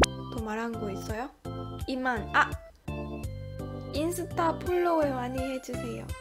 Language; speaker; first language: Korean; non-native, fluent; Japanese